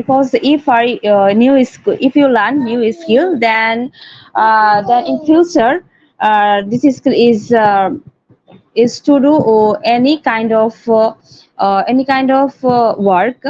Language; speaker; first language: English; non-native, learner; Bangla